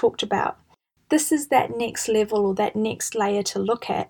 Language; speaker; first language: English; native; English